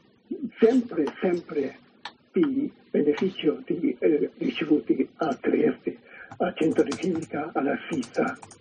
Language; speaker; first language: Italian; non-native, learner; Chinese